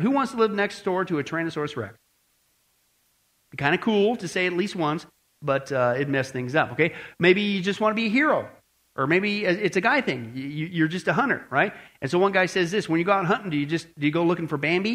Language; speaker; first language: English; native; English